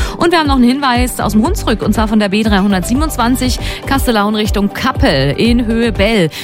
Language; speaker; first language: German; native; German